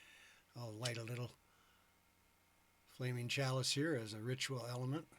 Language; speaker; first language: English; native; English